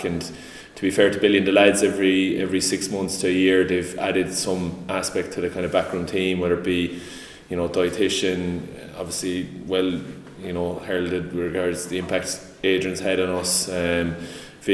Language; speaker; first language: English; native; English